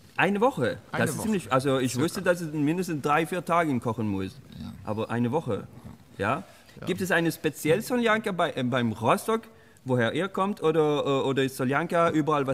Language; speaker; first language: German; non-native, learner; Swedish